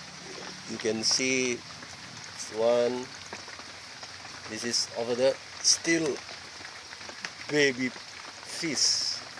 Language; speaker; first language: English; non-native, learner; Indonesian